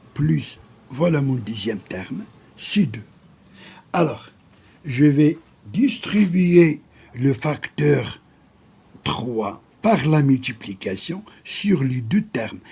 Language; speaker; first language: French; non-native, local second language; Arabic